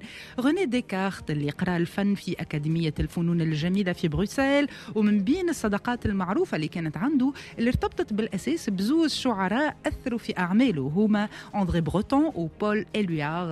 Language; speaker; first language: Arabic; native; Arabic